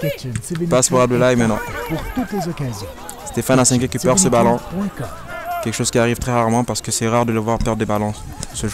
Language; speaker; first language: French; native; French